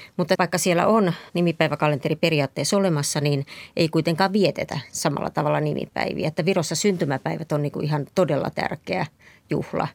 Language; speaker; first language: Finnish; native; Finnish